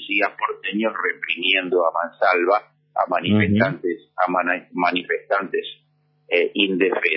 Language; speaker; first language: Spanish; native; Spanish